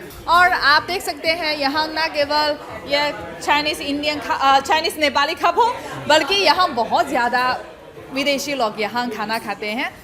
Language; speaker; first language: Hindi; non-native, fluent; Chinese